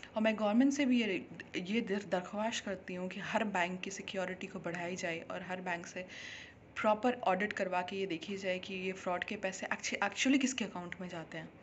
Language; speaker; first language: Hindi; native; Hindi